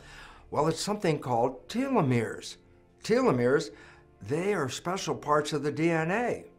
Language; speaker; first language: English; native; English